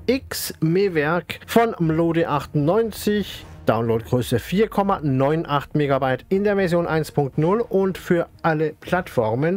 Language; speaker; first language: German; native; German